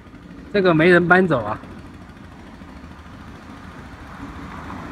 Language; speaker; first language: Chinese; native; Chinese